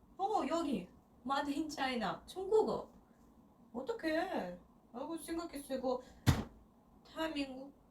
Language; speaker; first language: Korean; non-native, learner; Russian